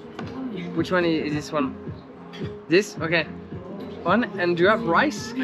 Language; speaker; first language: English; non-native, learner; French